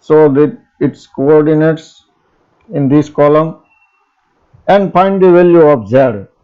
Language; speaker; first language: English; non-native, local second language; Gujarati